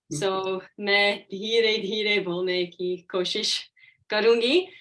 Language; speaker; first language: Hindi; non-native, learner; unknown